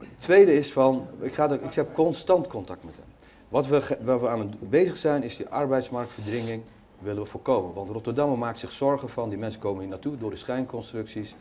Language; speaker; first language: Dutch; early bilingual, other home language; Turkish